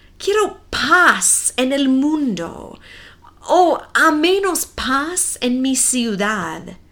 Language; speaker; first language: Spanish; non-native, fluent; English